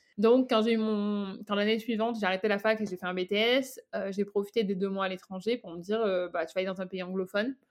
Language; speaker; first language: French; native; French